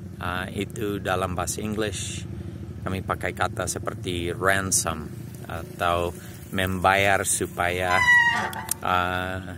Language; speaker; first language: Indonesian; non-native, fluent; English